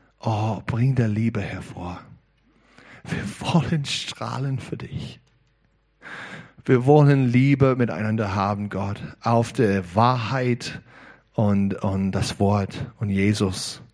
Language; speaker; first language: German; non-native, learner; English